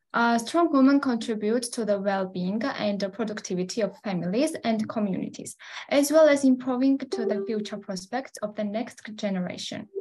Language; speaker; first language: English; non-native, learner; Georgian